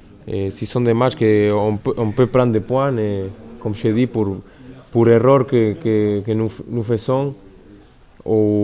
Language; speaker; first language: French; non-native, fluent; Spanish